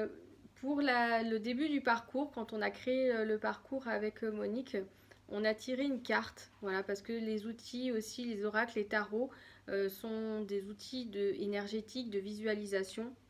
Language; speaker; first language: French; native; French